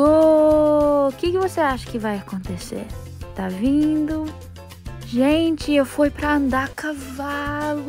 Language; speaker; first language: Portuguese; early bilingual, heritage; English